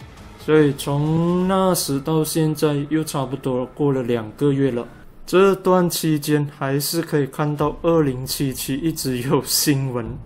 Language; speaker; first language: Chinese; native; Chinese